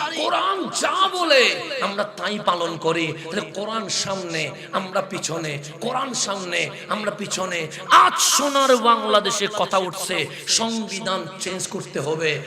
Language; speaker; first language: Bangla; non-native, local second language; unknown